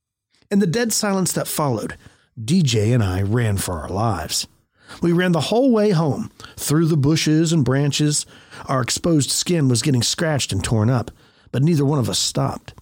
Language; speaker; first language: English; native; English